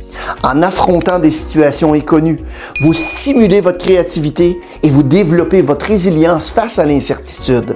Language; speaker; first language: French; native; French